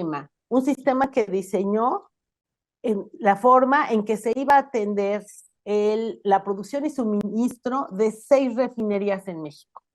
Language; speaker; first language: Spanish; native; Spanish